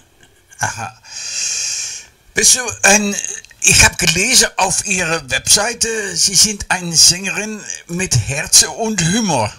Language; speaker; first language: German; non-native, learner; Dutch